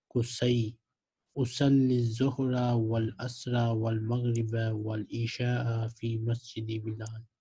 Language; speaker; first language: Arabic; non-native, fluent; Urdu